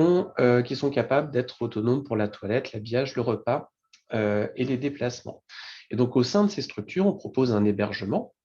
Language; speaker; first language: French; native; French